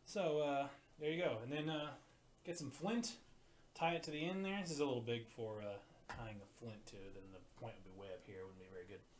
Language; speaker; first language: English; native; English